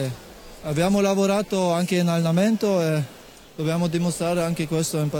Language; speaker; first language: Italian; non-native, fluent; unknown